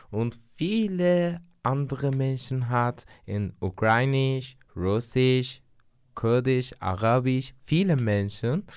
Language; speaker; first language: German; non-native, learner; Turkish